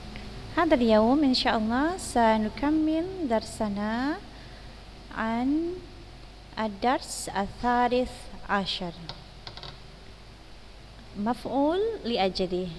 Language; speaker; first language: Arabic; non-native, fluent; Indonesian